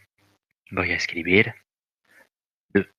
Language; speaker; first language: Spanish; non-native, fluent; French